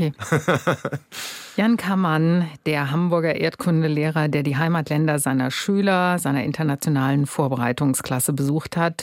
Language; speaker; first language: German; native; German